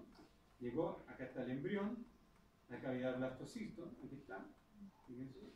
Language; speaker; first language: Spanish; native; Spanish